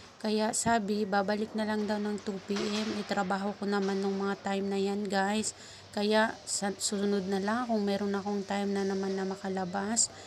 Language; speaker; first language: Filipino; native; Filipino